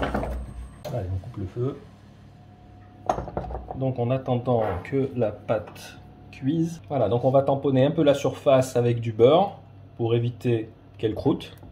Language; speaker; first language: French; native; French